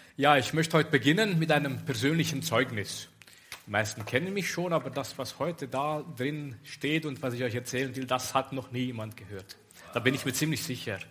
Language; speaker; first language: German; non-native, fluent; Romanian